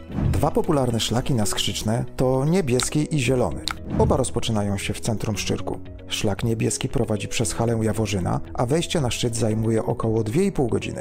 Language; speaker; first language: Polish; native; Polish